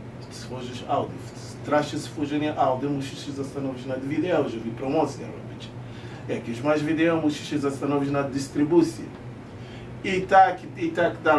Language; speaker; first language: Polish; non-native, fluent; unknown